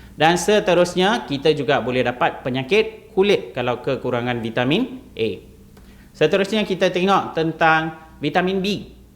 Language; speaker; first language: Malay; non-native, local second language; Tamil